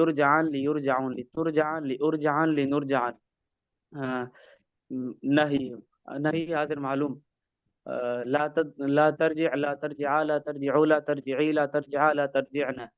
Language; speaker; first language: Arabic; non-native, learner; Urdu